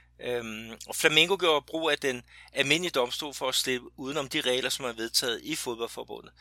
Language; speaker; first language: Danish; native; Danish